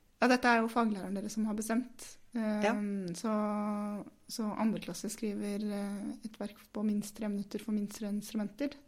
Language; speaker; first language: Norwegian; native; Norwegian